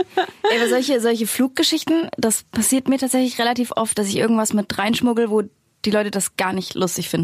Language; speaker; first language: German; native; German